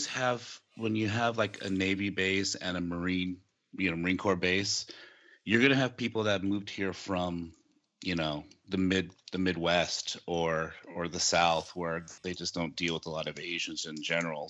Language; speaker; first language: English; early bilingual, other home language; Japanese